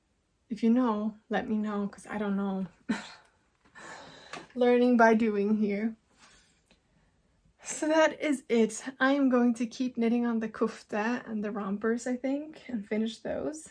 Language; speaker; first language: English; non-native, fluent; Norwegian